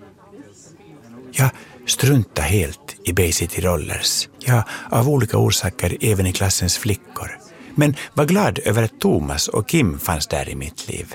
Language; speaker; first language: Swedish; native; Swedish